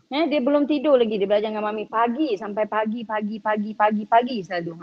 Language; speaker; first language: Malay; native; Malay